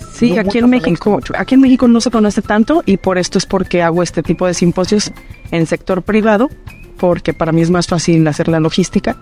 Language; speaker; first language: Spanish; native; Spanish